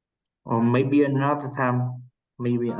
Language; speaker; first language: English; non-native, learner; Vietnamese